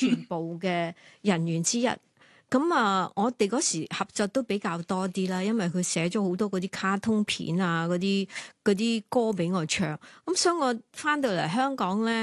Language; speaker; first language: Cantonese; native; Cantonese